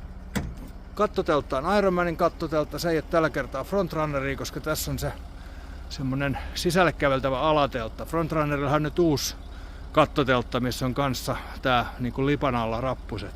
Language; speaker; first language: Finnish; native; Finnish